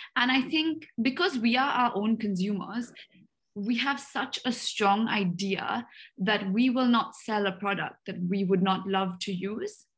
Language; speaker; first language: English; native; English